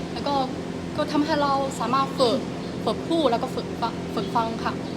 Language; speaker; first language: Thai; non-native, fluent; Chinese